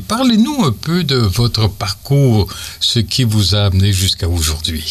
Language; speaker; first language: French; native; French